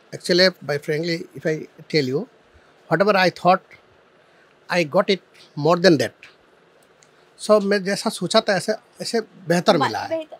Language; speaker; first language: Hindi; non-native, local second language; Assamese